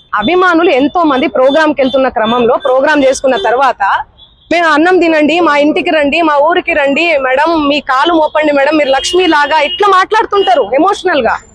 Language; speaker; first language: Telugu; non-native, local second language; Lambadi